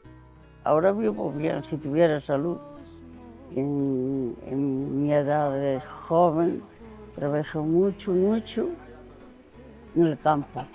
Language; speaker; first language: Spanish; non-native, local second language; Galician